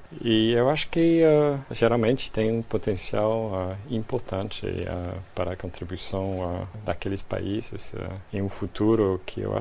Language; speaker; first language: Portuguese; non-native, fluent; French